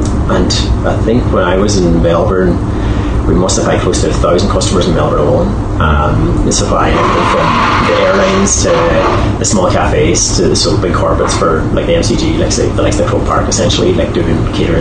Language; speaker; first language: English; native; English